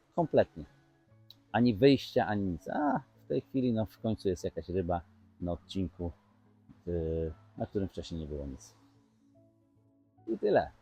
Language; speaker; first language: Polish; native; Polish